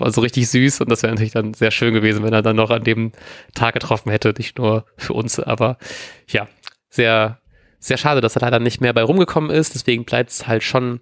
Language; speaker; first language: German; native; German